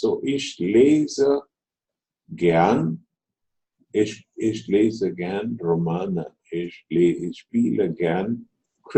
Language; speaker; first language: German; non-native, fluent; Telugu